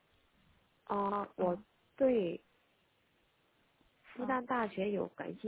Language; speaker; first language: Chinese; non-native, learner; Korean